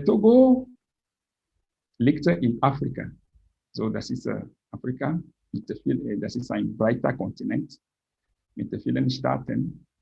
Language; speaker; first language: German; non-native, fluent; French